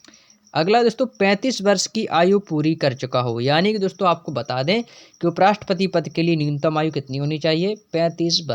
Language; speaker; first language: Hindi; native; Hindi